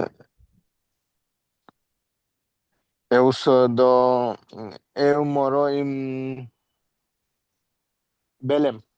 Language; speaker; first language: Portuguese; non-native, learner; Bangla